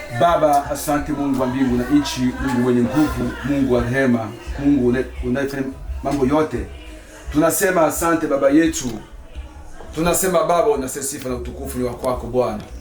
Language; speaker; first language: Swahili; native; Swahili